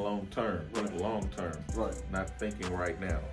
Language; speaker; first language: English; native; English